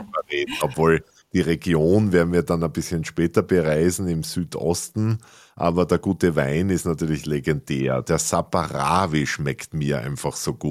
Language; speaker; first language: German; native; German